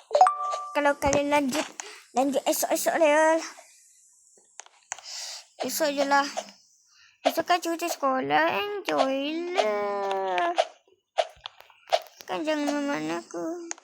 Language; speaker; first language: Malay; native; Malay